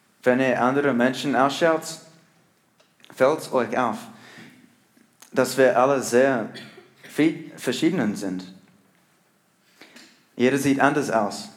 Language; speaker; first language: German; non-native, learner; English